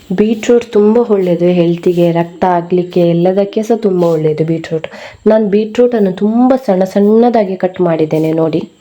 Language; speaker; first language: Kannada; non-native, local second language; Tulu